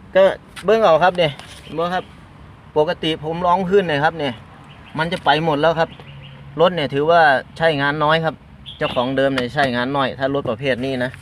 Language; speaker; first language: Thai; non-native, local second language; Northeastern Thai